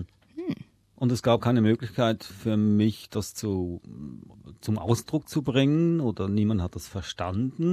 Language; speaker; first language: German; native; German